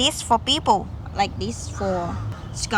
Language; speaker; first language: English; non-native, learner; Thai